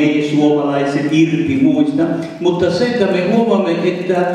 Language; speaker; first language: Finnish; non-native, fluent; Spanish